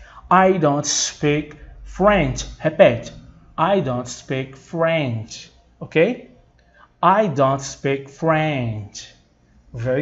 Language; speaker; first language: English; non-native, fluent; Portuguese